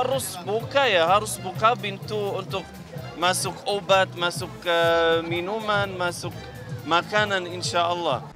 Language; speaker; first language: Indonesian; non-native, learner; Arabic